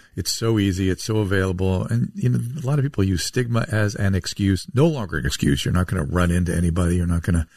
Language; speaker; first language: English; native; English